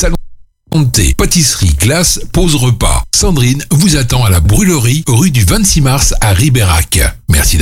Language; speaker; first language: French; native; French